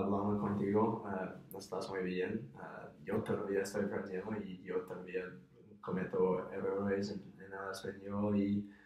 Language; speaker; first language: Spanish; non-native, fluent; English